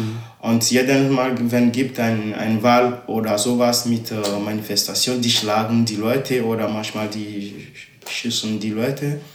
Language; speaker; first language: German; non-native, learner; Ewe